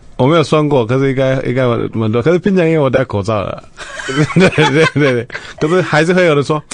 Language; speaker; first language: Chinese; non-native, fluent; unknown